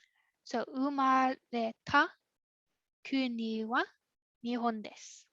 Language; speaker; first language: Japanese; non-native, fluent; English